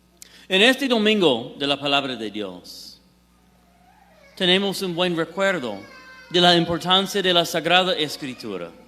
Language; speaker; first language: Spanish; non-native, fluent; English